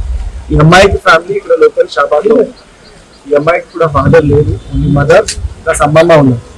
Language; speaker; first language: Telugu; non-native, fluent; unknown